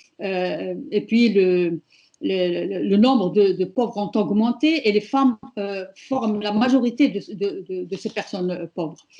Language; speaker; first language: French; non-native, local second language; Berber languages